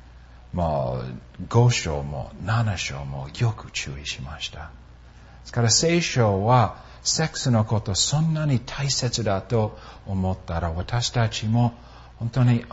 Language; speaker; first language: Japanese; non-native, fluent; English